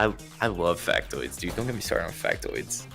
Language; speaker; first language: English; native; English